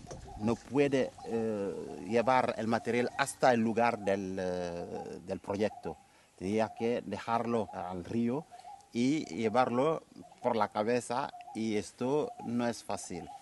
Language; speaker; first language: Spanish; non-native, fluent; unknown